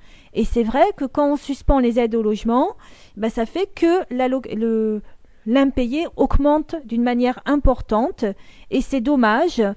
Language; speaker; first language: French; native; French